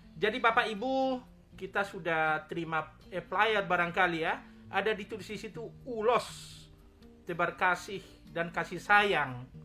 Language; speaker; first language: Indonesian; native; Indonesian